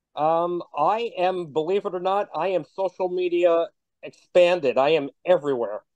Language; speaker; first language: English; native; English